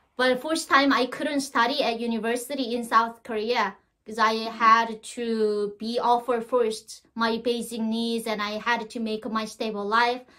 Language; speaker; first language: English; non-native, learner; Korean